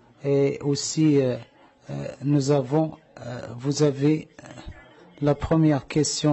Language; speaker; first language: French; non-native, learner; Arabic